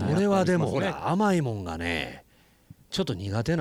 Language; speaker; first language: Japanese; native; Japanese